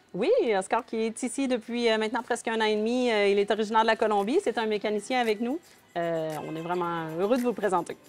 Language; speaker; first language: French; native; French